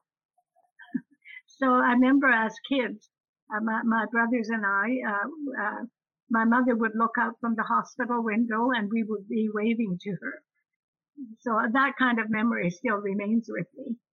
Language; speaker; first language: English; native; English